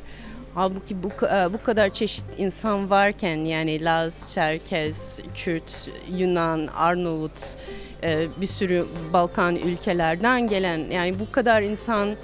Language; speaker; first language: Turkish; non-native, fluent; English